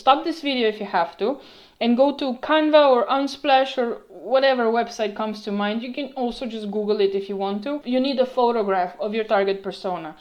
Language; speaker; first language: English; non-native, fluent; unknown